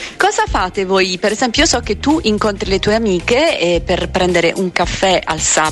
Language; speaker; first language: Italian; native; Italian